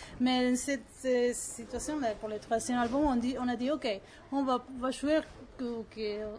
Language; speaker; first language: French; non-native, learner; Spanish